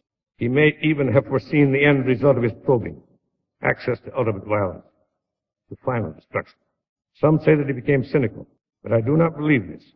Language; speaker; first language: English; native; English